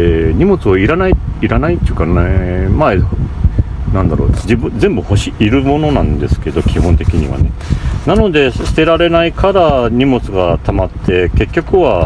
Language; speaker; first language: Japanese; native; Japanese